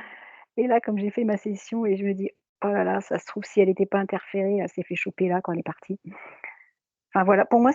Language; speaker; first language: French; native; French